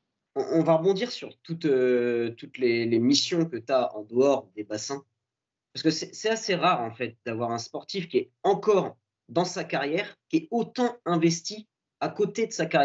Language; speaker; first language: French; native; French